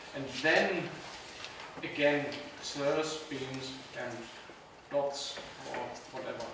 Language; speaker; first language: English; non-native, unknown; German